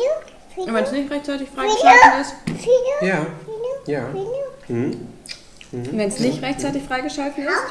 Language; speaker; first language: German; native; German